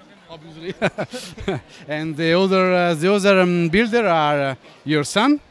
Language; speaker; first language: English; non-native, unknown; Italian